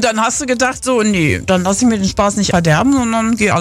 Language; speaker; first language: German; native; German